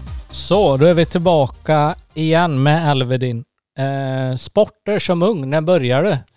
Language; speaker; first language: Swedish; native; Swedish